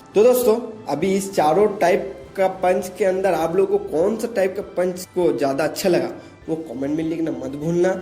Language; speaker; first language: Hindi; non-native, local second language; Bangla